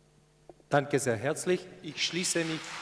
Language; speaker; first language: German; non-native, fluent; Ukrainian